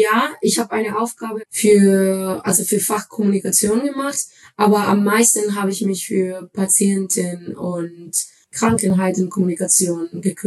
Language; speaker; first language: German; non-native, fluent; Spanish